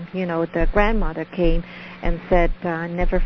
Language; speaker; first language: English; non-native, fluent; Dutch